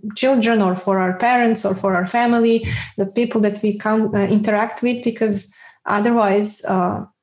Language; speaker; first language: English; non-native, fluent; Serbian